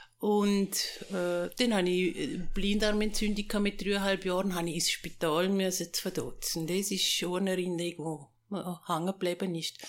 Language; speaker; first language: German; native; German